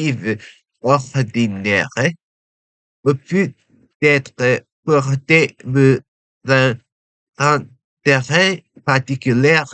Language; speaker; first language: French; non-native, learner; Japanese